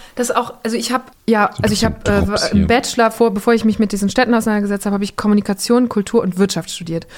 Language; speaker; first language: German; native; German